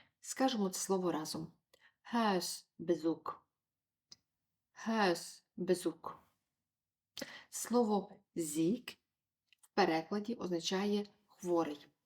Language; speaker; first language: Ukrainian; native; Ukrainian